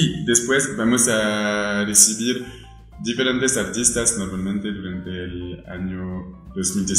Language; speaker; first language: Spanish; non-native, fluent; French